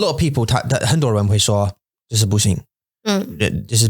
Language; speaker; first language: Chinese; non-native, learner; English